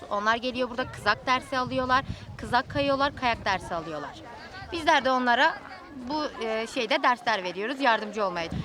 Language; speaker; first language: Turkish; native; Turkish